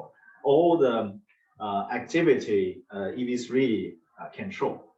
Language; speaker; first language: English; non-native, learner; Chinese